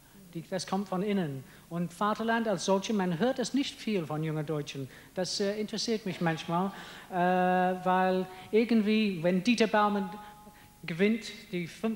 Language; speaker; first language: German; non-native, fluent; English